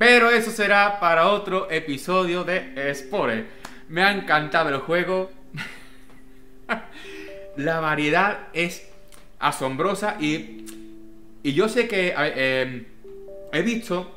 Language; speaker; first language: Spanish; native; Spanish